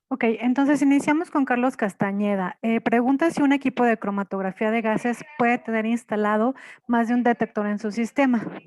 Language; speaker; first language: Spanish; native; Spanish